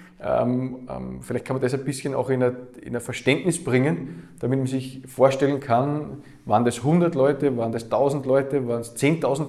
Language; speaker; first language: German; native; German